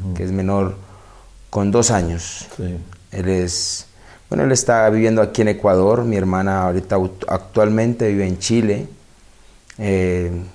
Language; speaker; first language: Spanish; native; Spanish